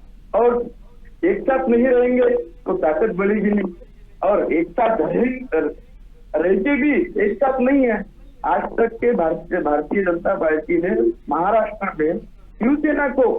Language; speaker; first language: Hindi; non-native, local second language; Marathi